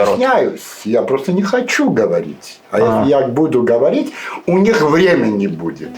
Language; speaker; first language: Russian; non-native, fluent; Armenian